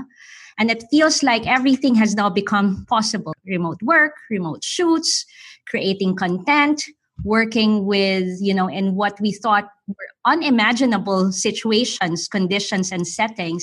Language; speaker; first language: English; non-native, local second language; Filipino